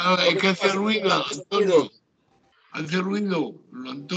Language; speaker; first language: Spanish; native; Spanish